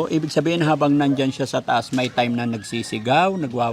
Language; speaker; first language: Filipino; native; Filipino